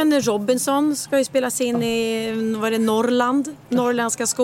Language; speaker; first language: Swedish; native; Swedish